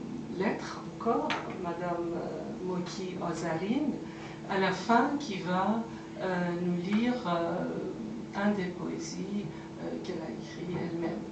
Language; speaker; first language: French; non-native, fluent; Persian